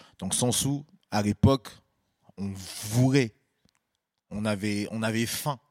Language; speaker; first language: French; early bilingual, other home language; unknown